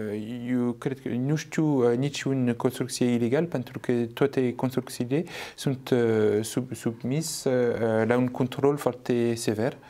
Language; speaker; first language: Romanian; non-native, fluent; French